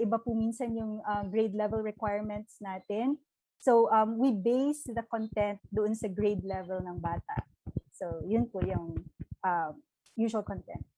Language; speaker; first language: Filipino; native; Filipino